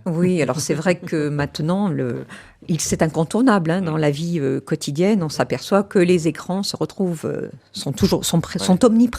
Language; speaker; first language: French; native; French